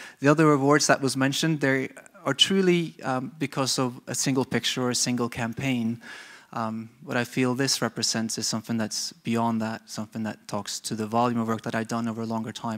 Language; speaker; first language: English; non-native, fluent; Norwegian